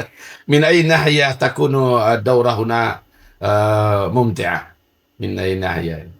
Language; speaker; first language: Arabic; non-native, fluent; Indonesian